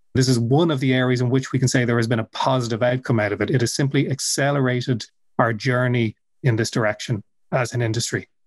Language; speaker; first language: English; native; English